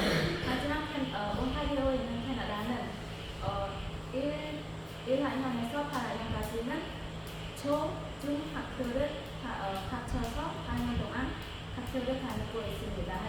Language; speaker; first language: Korean; non-native, fluent; Khmer